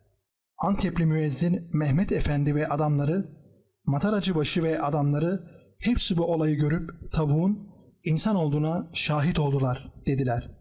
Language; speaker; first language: Turkish; native; Turkish